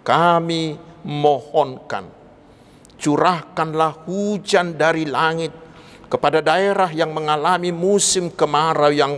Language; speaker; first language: Indonesian; non-native, local second language; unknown